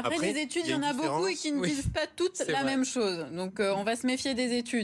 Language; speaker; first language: French; native; French